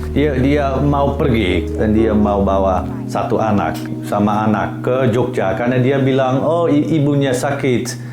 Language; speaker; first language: Indonesian; non-native, fluent; Dutch